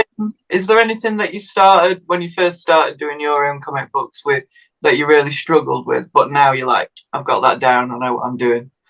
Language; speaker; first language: English; native; English